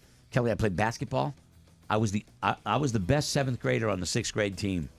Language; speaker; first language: English; native; English